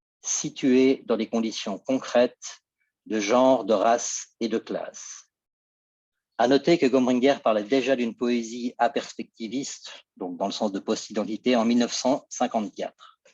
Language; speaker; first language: French; native; French